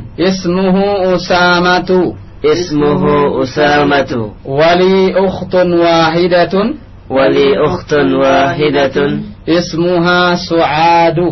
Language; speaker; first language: Arabic; non-native, fluent; Indonesian